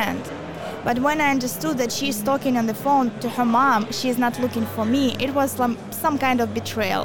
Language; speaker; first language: English; non-native, fluent; Ukrainian